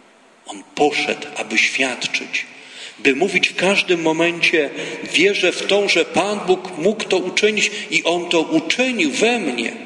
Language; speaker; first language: Polish; native; Polish